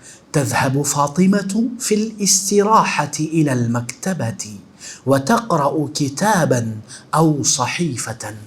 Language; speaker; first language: Arabic; non-native, fluent; Urdu